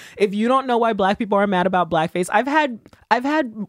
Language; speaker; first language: English; early bilingual, other home language; Haitian Creole